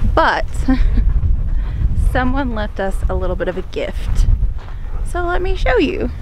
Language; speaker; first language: English; native; English